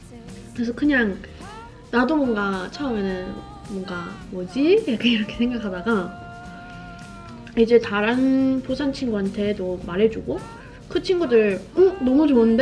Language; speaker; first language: Korean; non-native, fluent; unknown